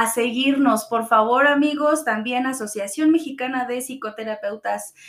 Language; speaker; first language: Spanish; native; Spanish